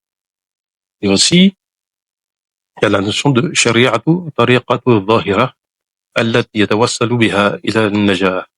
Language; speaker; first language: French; non-native, local second language; Wolof